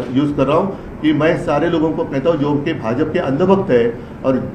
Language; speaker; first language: Hindi; non-native, local second language; Marathi